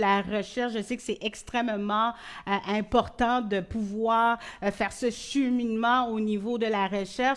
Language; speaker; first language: French; native; French